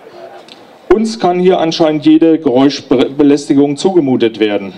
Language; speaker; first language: German; native; German